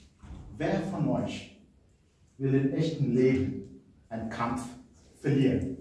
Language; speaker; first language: German; non-native, fluent; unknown